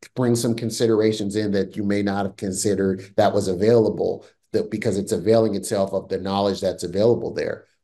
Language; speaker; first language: English; native; English